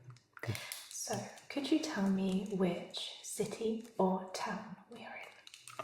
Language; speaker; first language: English; native; English